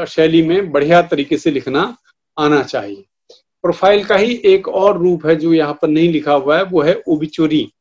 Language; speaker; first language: Hindi; native; Hindi